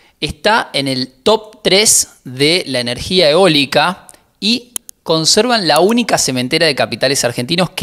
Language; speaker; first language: Spanish; native; Spanish